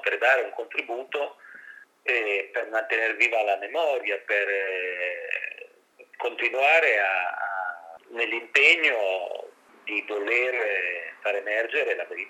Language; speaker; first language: Italian; native; Italian